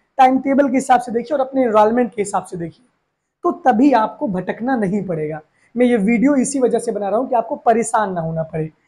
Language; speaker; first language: Hindi; native; Hindi